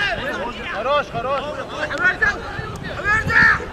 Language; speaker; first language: Russian; non-native, local second language; Chechen